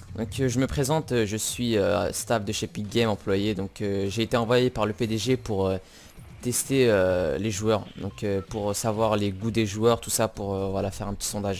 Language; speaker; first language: French; native; French